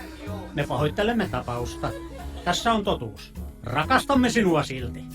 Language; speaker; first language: Finnish; native; Finnish